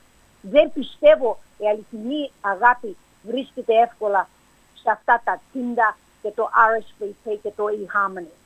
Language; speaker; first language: Greek; early bilingual, heritage; English